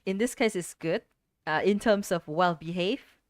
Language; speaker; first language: English; non-native, fluent; Vietnamese